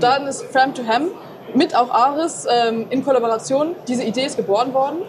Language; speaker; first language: German; native; German